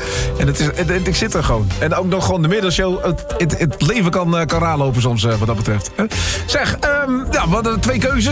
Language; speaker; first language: Dutch; native; Dutch